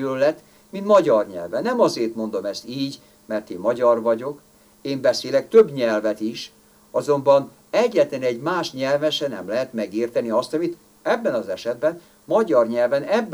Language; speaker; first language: Hungarian; native; Hungarian